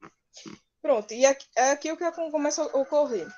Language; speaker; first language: Portuguese; native; Portuguese